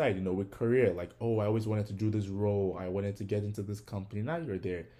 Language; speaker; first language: English; non-native, local second language; Yoruba